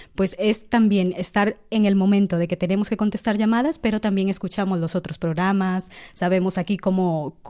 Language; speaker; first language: Spanish; native; Spanish